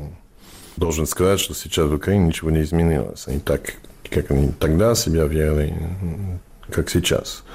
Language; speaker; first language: Russian; non-native, fluent; English